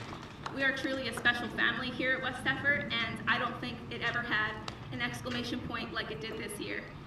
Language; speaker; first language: English; native; English